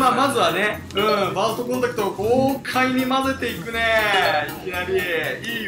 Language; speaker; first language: Japanese; native; Japanese